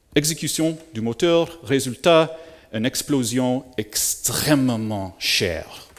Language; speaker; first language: French; native; French